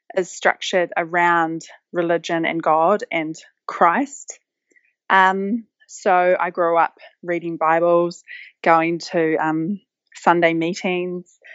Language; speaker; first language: English; native; English